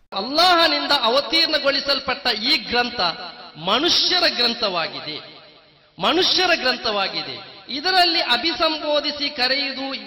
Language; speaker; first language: Kannada; non-native, local second language; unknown